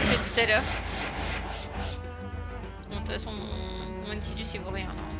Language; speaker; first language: French; native; French